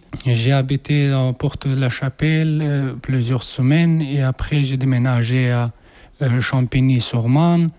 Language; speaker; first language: French; non-native, learner; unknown